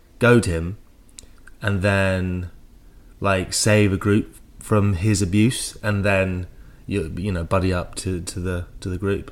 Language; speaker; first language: English; native; English